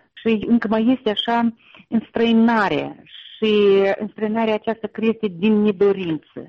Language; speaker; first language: Romanian; non-native, local second language; Russian